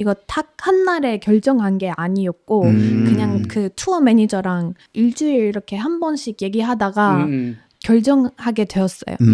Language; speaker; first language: Korean; non-native, fluent; Polish